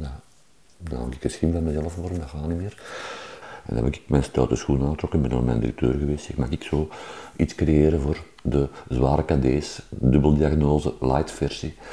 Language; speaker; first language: Dutch; native; Dutch